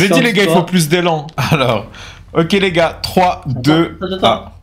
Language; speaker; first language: French; native; French